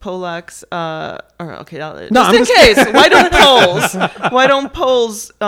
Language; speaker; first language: English; early bilingual, other home language; Polish